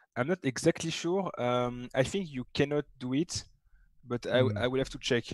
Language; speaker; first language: English; non-native, fluent; French